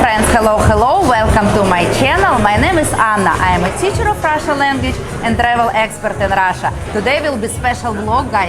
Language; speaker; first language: English; non-native, learner; Russian